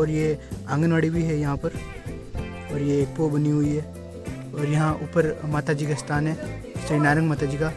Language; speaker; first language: Hindi; non-native, local second language; Rajasthani